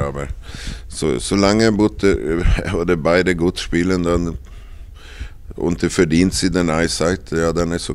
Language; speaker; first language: German; non-native, fluent; Swedish